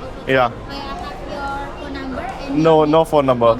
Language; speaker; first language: English; non-native, local second language; Malayalam